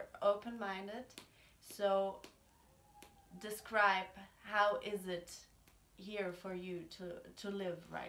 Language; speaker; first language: English; non-native, learner; German